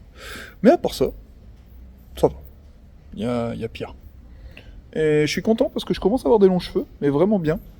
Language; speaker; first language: French; native; French